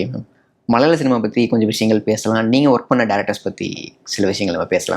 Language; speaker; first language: Tamil; native; Tamil